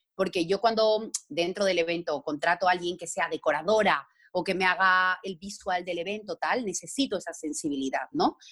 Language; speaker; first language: Spanish; native; Spanish